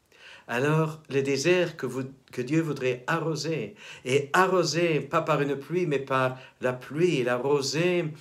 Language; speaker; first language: French; native; French